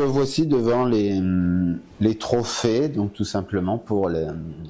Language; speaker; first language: French; native; French